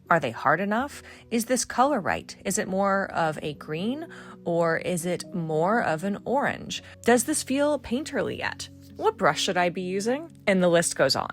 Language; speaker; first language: English; native; English